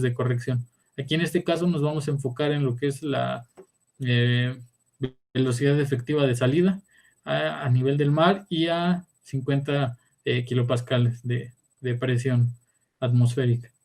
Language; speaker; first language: Spanish; native; Spanish